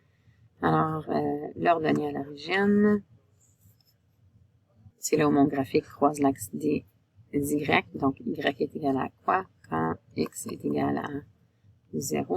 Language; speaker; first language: French; native; French